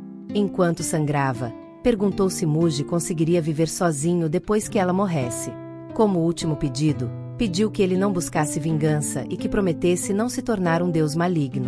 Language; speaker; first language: Portuguese; native; Portuguese